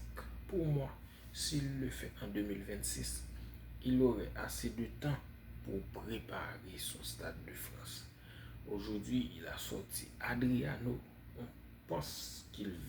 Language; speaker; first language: French; non-native, fluent; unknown